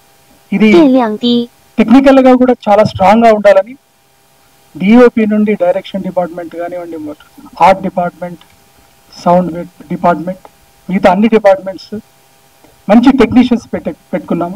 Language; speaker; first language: Telugu; native; Telugu